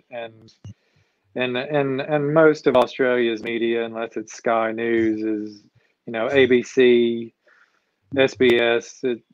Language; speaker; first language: English; native; English